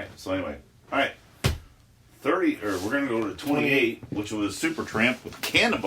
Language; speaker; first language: English; native; English